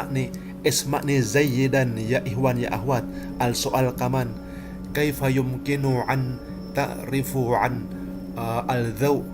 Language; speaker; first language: Arabic; non-native, learner; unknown